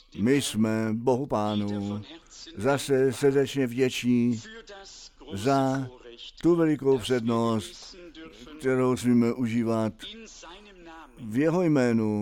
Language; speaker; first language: Czech; non-native, fluent; German